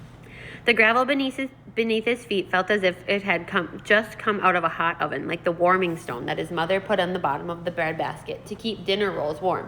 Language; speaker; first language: English; native; English